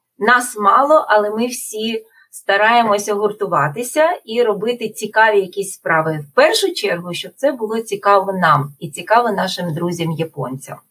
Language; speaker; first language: Ukrainian; native; Ukrainian